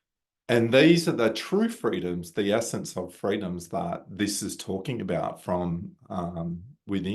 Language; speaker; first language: English; native; English